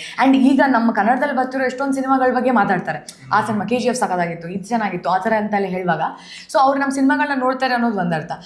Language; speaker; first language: Kannada; native; Kannada